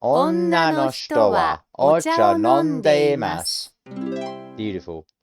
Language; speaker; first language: Japanese; non-native, learner; English